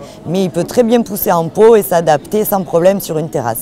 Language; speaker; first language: French; native; French